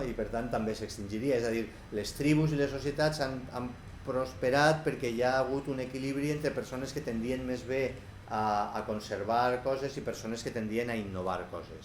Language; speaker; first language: Catalan; native; Catalan